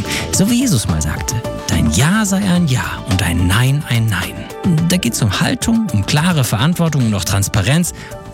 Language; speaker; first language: German; native; German